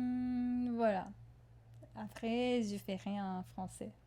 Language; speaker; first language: French; non-native, fluent; Japanese